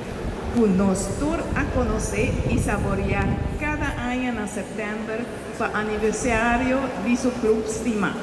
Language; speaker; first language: Spanish; non-native, local second language; Papiamento